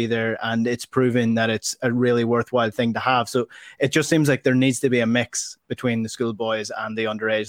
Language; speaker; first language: English; native; English